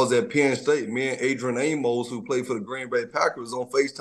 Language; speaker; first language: English; native; English